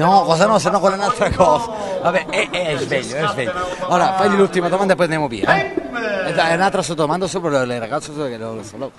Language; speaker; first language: Italian; native; Italian